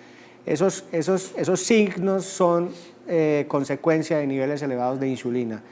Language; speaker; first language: Spanish; native; Spanish